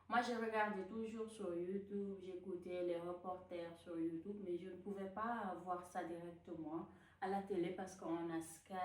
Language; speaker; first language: French; non-native, local second language; Wolof